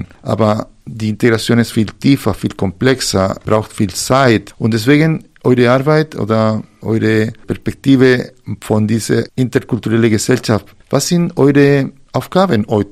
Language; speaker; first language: German; non-native, fluent; Spanish